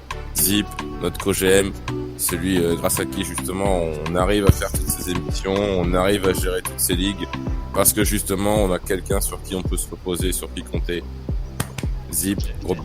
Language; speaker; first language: French; native; French